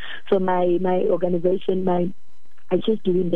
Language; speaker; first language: English; non-native, local second language; Xhosa